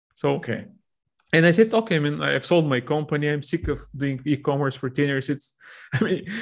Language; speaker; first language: English; non-native, fluent; Bulgarian